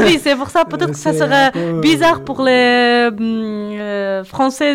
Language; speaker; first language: French; non-native, learner; Persian